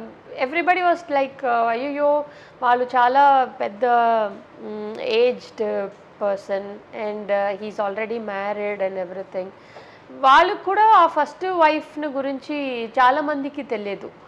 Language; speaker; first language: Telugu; non-native, local second language; Tamil